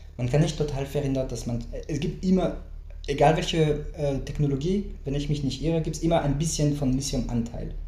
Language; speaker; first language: German; non-native, fluent; French